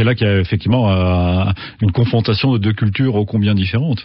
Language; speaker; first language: French; native; French